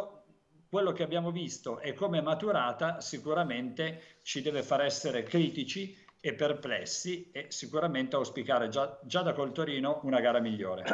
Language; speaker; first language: Italian; native; Italian